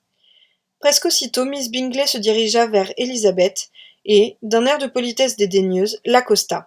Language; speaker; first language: French; native; French